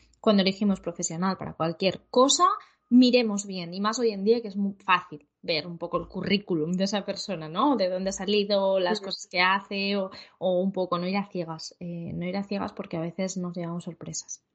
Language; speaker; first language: Spanish; native; Spanish